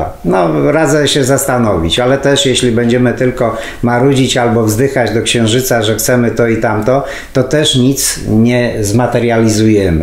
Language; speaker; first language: Polish; native; Polish